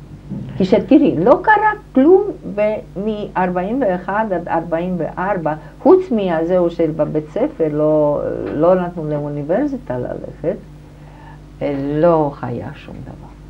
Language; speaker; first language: Hebrew; non-native, fluent; German